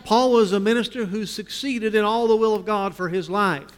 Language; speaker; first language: English; native; English